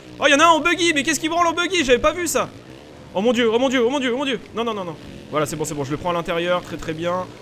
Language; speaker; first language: French; native; French